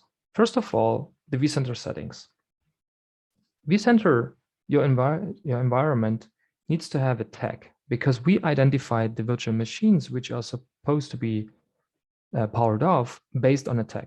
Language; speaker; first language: English; non-native, fluent; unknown